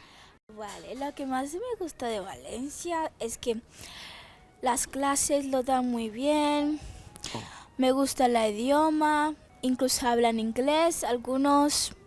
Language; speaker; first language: Spanish; early bilingual, other home language; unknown